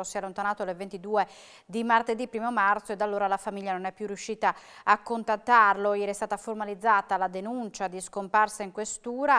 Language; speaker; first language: Italian; native; Italian